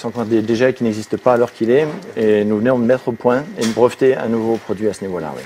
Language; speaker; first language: French; native; French